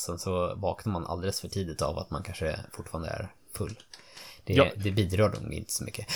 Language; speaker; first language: Swedish; native; Swedish